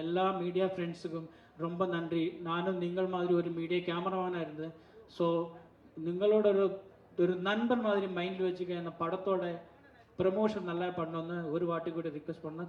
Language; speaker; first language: Tamil; non-native, learner; Malayalam